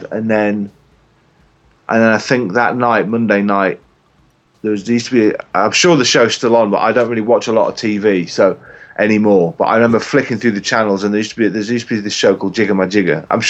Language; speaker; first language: English; native; English